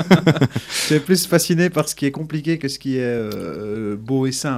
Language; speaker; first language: French; native; French